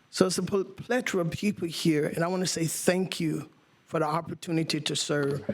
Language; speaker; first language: English; native; English